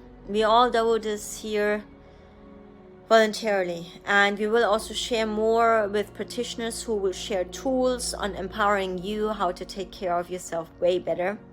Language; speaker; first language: English; non-native, fluent; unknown